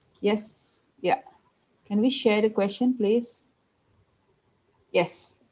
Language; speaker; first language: English; non-native, fluent; Indonesian